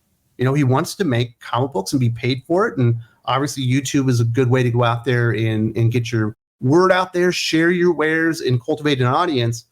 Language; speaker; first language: English; native; English